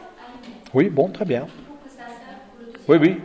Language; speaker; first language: French; native; French